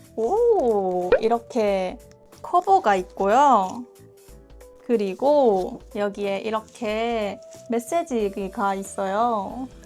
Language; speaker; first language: Korean; native; Korean